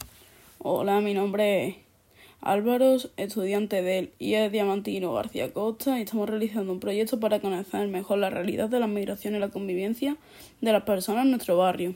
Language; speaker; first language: Spanish; native; Spanish